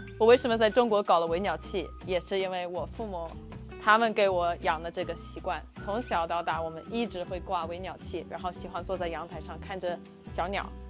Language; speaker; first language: Chinese; non-native, fluent; English